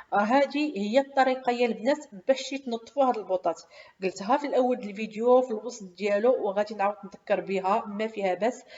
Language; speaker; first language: Arabic; native; Arabic